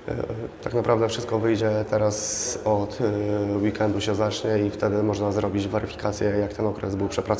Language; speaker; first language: Polish; native; Polish